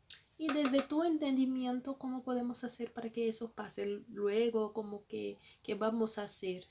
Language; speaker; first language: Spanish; non-native, fluent; Portuguese